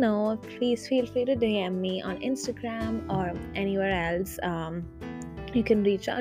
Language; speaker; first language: English; non-native, local second language; Hindi